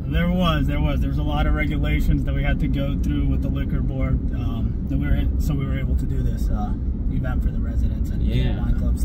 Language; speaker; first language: English; native; English